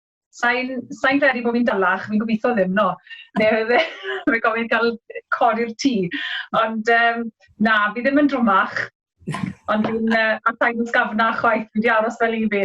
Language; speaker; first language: Welsh; native; Welsh